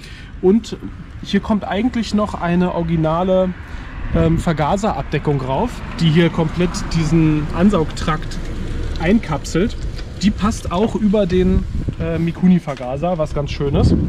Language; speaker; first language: German; native; German